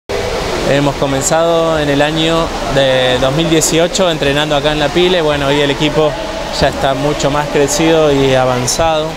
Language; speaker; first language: Spanish; native; Spanish